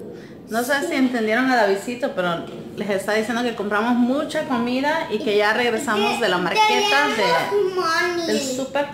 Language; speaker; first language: Spanish; native; Spanish